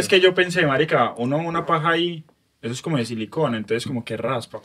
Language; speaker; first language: Spanish; native; Spanish